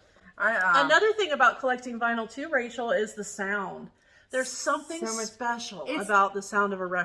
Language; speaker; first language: English; native; English